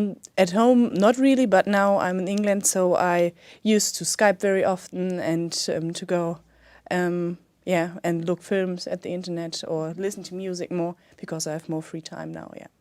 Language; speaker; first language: English; non-native, fluent; German